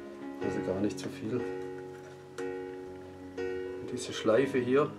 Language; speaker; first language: German; native; German